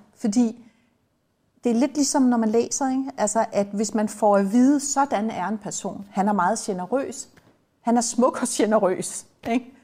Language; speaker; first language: Danish; native; Danish